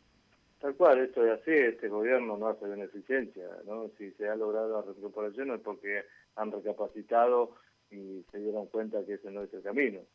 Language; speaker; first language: Spanish; native; Spanish